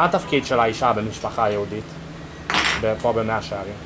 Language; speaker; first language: Hebrew; non-native, learner; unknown